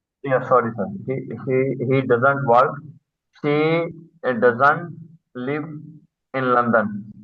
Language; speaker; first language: English; non-native, learner; Urdu